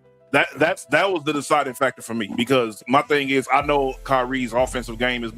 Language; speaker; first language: English; native; English